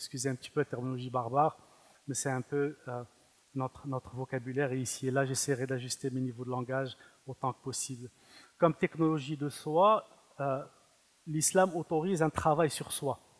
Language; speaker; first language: French; non-native, fluent; Arabic